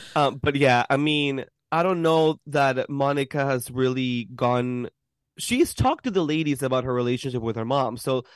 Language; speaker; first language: English; early bilingual, other home language; Spanish